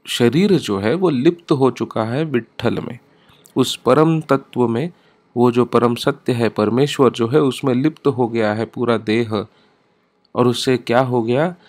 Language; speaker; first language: Hindi; non-native, local second language; Marathi